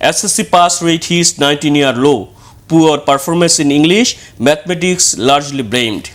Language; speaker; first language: English; non-native, local second language; Bangla